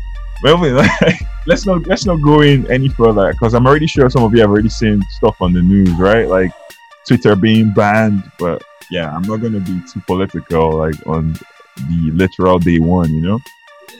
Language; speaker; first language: English; non-native, local second language; Yoruba